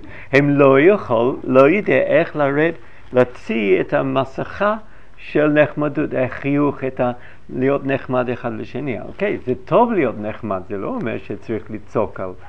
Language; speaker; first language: Hebrew; non-native, fluent; English